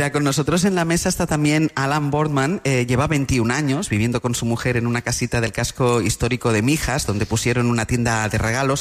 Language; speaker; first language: Spanish; native; Spanish